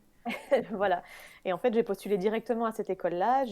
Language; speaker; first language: French; native; French